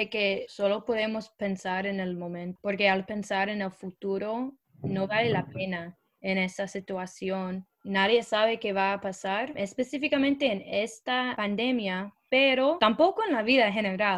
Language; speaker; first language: Spanish; non-native, fluent; English